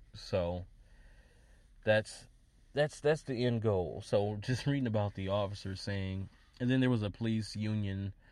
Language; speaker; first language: English; native; English